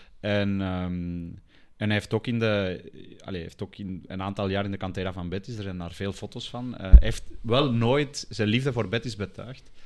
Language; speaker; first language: Dutch; early bilingual, other home language; Spanish